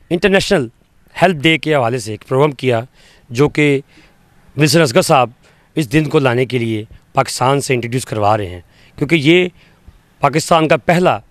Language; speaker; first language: Urdu; non-native, local second language; Punjabi